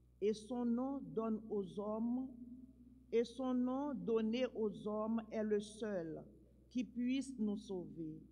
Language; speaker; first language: French; non-native, local second language; Haitian Creole